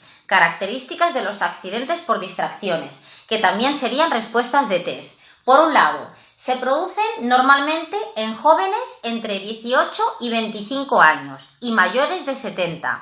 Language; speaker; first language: Spanish; native; Spanish